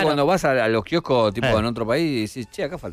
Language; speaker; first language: Spanish; native; Spanish